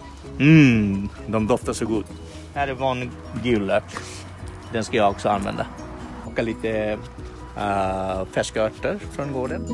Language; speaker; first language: Swedish; non-native, fluent; Bangla